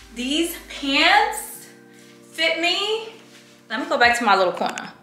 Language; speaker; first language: English; native; English